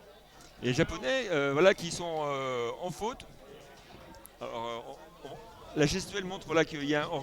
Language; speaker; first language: French; native; French